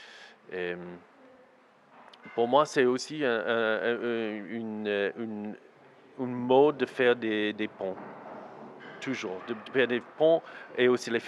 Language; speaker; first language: French; non-native, learner; English